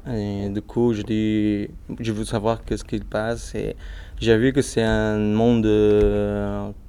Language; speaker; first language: French; non-native, learner; Spanish